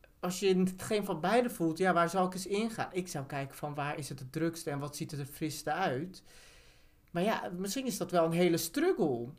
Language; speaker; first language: Dutch; early bilingual, other home language; Turkish